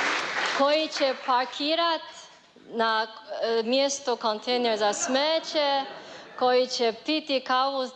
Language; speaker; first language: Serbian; non-native, learner; Chinese